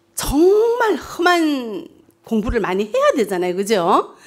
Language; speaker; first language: Korean; early bilingual, heritage; Korean